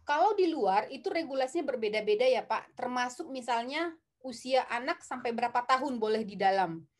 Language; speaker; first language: Indonesian; non-native, local second language; Batak Toba